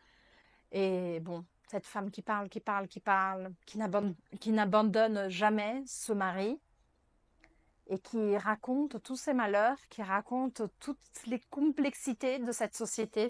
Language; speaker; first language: French; non-native, fluent; Portuguese